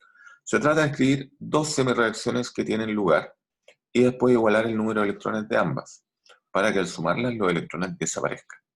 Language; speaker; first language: Spanish; native; Spanish